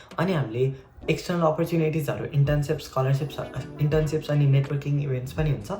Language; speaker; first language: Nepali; native; Nepali